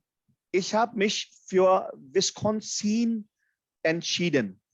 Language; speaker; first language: German; non-native, fluent; Hindi